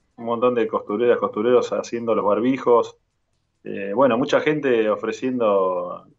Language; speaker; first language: Spanish; native; Spanish